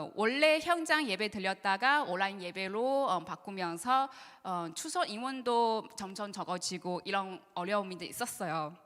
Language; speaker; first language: Korean; non-native, learner; Chinese